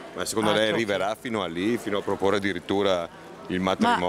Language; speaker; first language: Italian; native; Italian